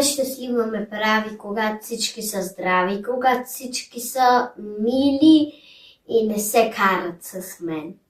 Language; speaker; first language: Bulgarian; early bilingual, heritage; German